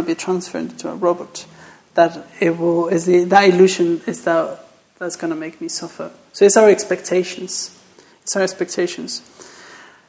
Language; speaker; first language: English; non-native, fluent; Spanish